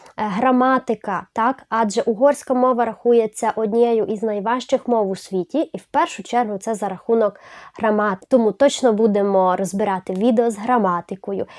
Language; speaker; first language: Ukrainian; non-native, local second language; Hungarian